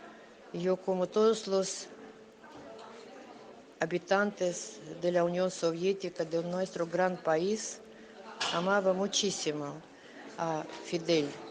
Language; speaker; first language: Spanish; non-native, fluent; Russian